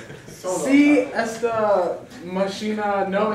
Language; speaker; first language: Spanish; non-native, learner; English